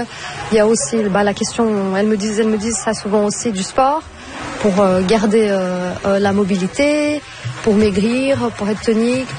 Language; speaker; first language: French; native; French